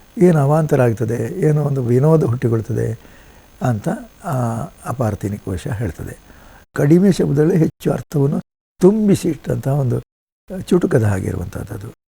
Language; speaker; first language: Kannada; non-native, local second language; Tulu